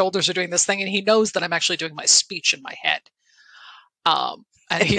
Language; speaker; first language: English; native; English